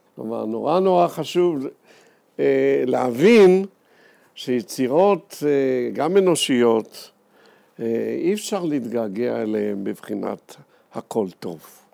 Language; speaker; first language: Hebrew; native; Hebrew